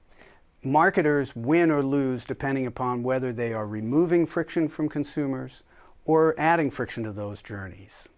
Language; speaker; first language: English; native; English